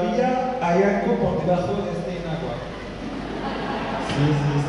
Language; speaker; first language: Spanish; non-native, learner; French